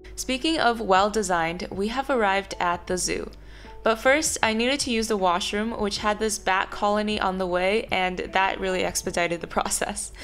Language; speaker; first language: English; non-native, fluent; Chinese